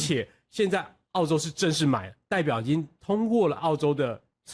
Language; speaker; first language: Chinese; native; Chinese